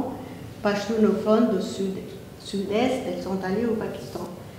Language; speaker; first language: French; non-native, fluent; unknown